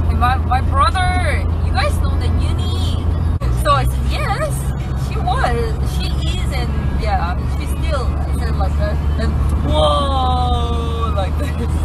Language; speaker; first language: English; non-native, learner; Korean